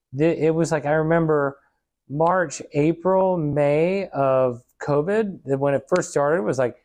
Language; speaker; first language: English; native; English